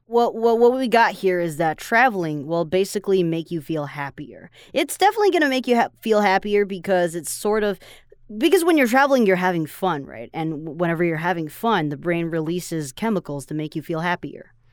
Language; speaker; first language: English; non-native, fluent; Chinese